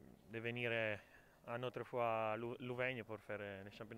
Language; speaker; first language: French; non-native, learner; Italian